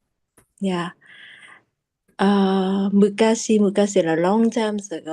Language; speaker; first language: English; non-native, learner; Japanese